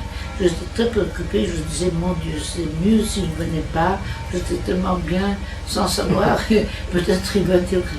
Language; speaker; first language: French; non-native, fluent; Italian